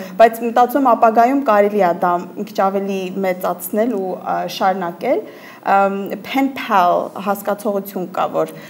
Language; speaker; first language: Armenian; early bilingual, heritage; Armenian